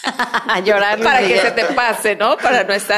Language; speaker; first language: Spanish; native; Spanish